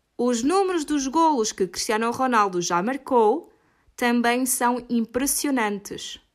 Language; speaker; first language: Portuguese; native; Portuguese